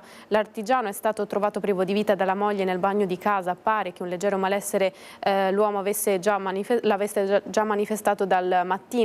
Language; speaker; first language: Italian; native; Italian